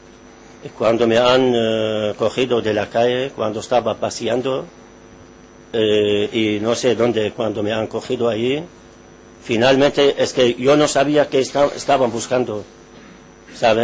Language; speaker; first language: Spanish; non-native, learner; Arabic